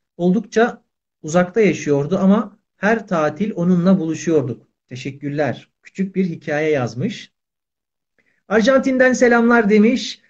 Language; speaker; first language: Turkish; native; Turkish